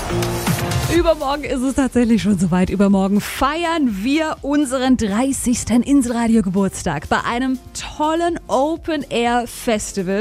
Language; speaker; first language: German; native; German